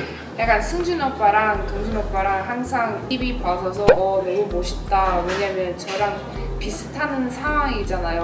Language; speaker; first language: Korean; non-native, fluent; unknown